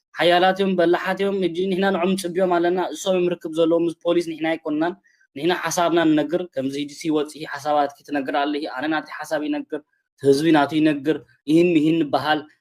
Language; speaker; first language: Tigrinya; early bilingual, heritage; Tigrinya